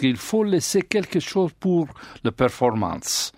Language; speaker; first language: French; non-native, learner; English